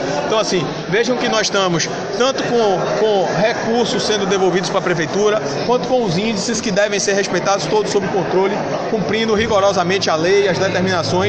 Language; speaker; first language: Portuguese; native; Portuguese